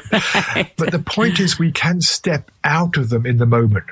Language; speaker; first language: English; native; English